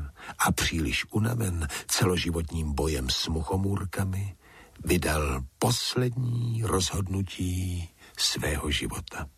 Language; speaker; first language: Czech; native; Czech